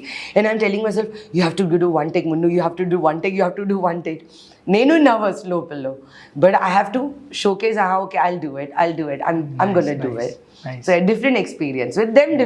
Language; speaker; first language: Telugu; non-native, learner; Hindi